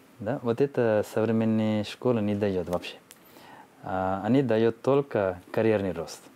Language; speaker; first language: Russian; non-native, fluent; Telugu